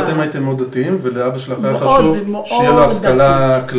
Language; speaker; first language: Hebrew; native; Hebrew